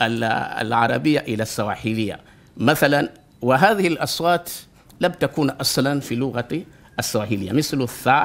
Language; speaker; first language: Arabic; non-native, fluent; Swahili